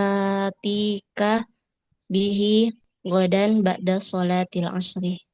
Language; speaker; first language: Indonesian; native; Indonesian